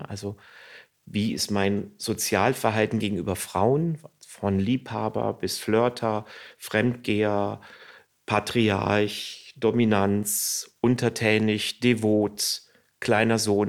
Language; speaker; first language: German; native; German